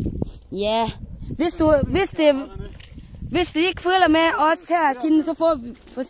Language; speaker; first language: Danish; non-native, learner; Thai